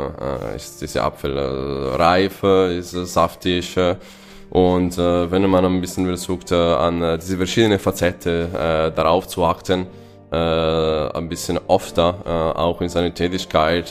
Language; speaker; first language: German; non-native, fluent; Italian